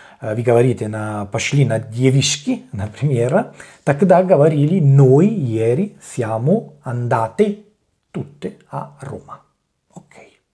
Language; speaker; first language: Russian; non-native, learner; Italian